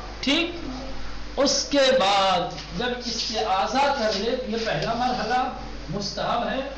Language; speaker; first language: Urdu; native; Urdu